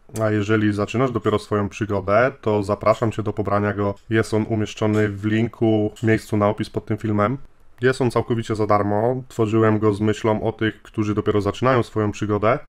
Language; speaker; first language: Polish; native; Polish